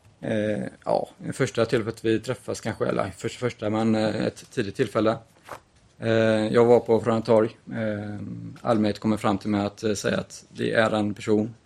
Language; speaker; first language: Swedish; native; Swedish